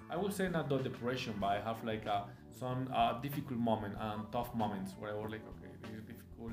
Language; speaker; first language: English; non-native, fluent; Spanish